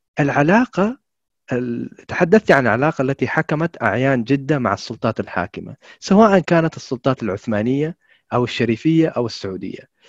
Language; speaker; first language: Arabic; native; Arabic